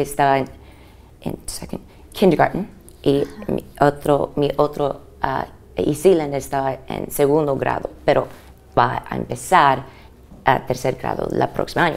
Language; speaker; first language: Spanish; early bilingual, heritage; English